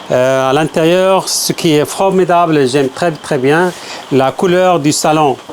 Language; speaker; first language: French; non-native, fluent; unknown